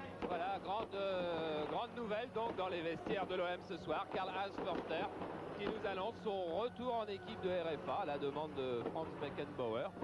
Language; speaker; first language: French; native; French